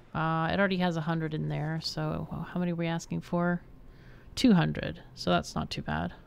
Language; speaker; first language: English; native; English